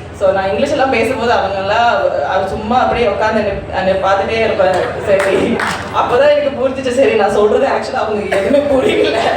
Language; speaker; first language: Tamil; non-native, learner; Malayalam